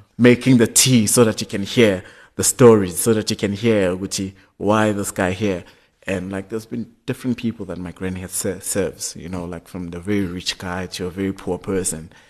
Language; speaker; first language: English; non-native, local second language; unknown